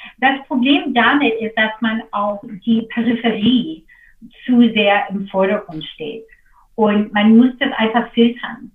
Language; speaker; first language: German; non-native, fluent; English